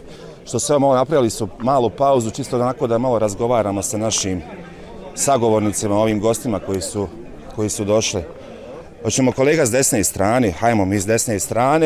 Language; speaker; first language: Croatian; native; Croatian